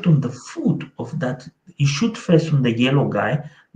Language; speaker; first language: English; non-native, local second language; Portuguese